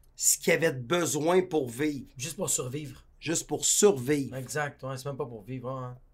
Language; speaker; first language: French; native; French